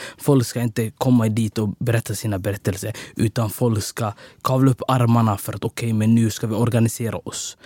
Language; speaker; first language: Swedish; early bilingual, other home language; Somali